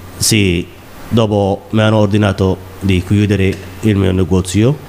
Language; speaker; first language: Italian; non-native, learner; Somali